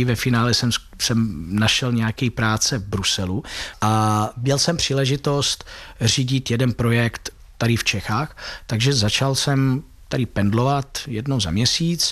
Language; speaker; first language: Czech; non-native, fluent; Italian